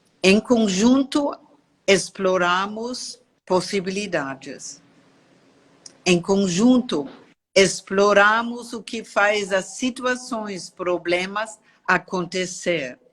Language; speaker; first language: Portuguese; non-native, learner; German